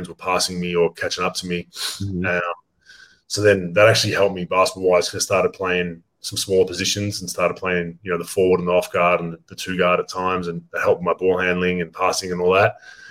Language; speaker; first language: English; native; English